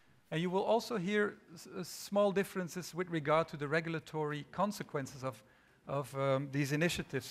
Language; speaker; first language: English; non-native, fluent; Dutch